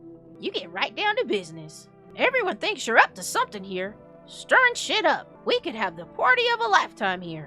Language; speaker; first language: English; native; English